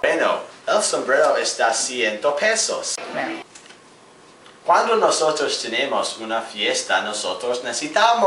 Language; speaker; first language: Spanish; non-native, learner; English